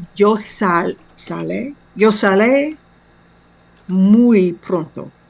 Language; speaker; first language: Spanish; non-native, learner; English